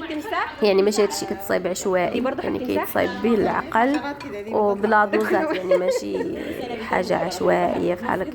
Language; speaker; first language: Arabic; native; Arabic